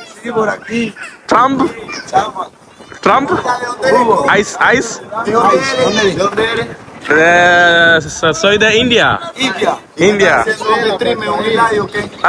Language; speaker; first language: Spanish; non-native, learner; Malayalam